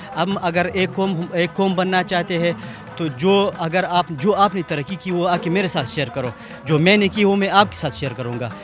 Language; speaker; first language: Urdu; non-native, local second language; Pashto